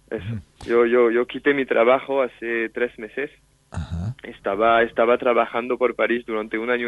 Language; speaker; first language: Spanish; non-native, fluent; French